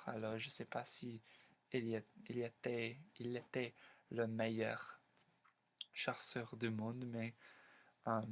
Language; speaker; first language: French; non-native, learner; English